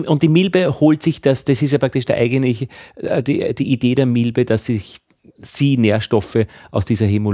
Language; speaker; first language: German; native; German